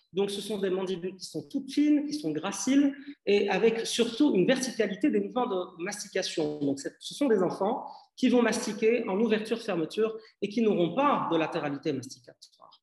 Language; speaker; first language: French; non-native, local second language; Arabic